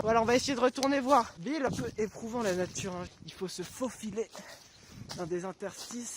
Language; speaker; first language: French; native; French